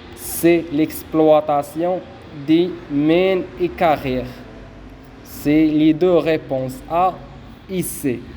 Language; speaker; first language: French; non-native, local second language; Arabic